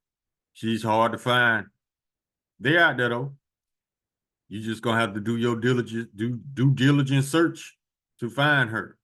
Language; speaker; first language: English; native; English